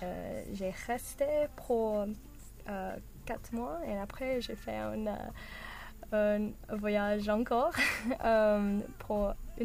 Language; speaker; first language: French; non-native, learner; English